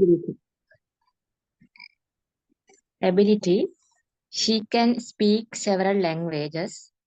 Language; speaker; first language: English; non-native, learner; Tamil